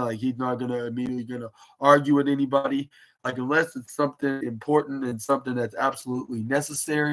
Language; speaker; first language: English; native; English